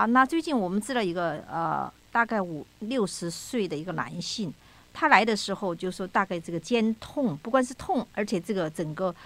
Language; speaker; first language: Chinese; native; Chinese